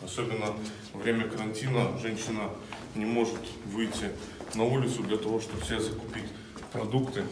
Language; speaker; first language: Russian; native; Russian